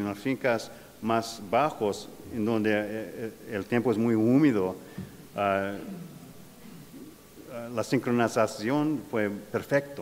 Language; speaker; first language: Spanish; non-native, fluent; English